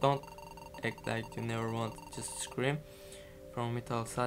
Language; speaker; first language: English; non-native, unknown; Turkish